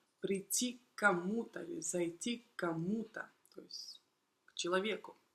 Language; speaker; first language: Russian; native; Russian